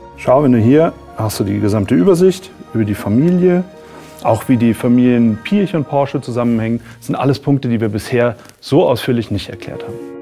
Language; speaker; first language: German; native; German